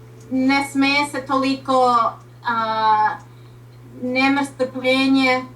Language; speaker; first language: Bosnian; early bilingual, heritage; Serbian